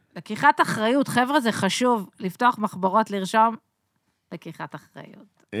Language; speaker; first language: Hebrew; native; Hebrew